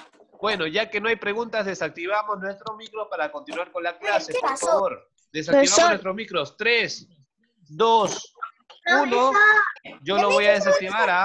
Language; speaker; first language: Spanish; native; Spanish